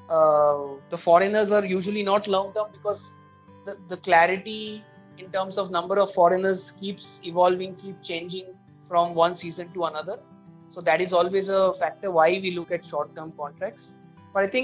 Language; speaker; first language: English; non-native, local second language; Bangla